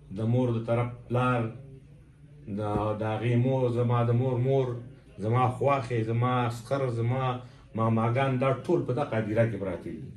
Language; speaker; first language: Pashto; non-native, local second language; Gujari